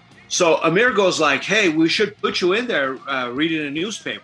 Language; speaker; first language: English; non-native, fluent; Armenian